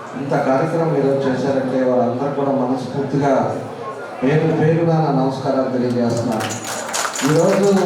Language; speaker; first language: Telugu; native; Telugu